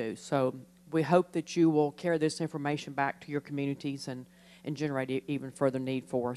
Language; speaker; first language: English; native; English